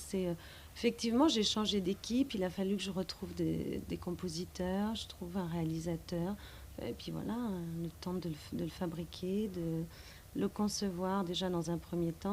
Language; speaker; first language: French; native; French